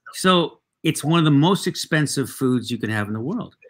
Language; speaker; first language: English; early bilingual, other home language; Spanish